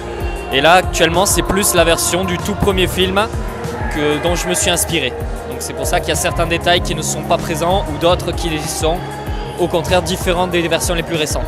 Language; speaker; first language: French; native; French